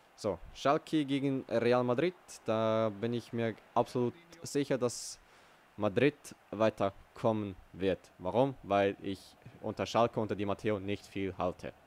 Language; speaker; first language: German; early bilingual, other home language; Portuguese